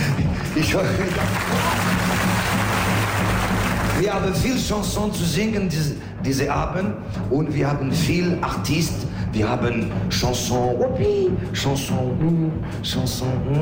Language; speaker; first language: German; non-native, learner; French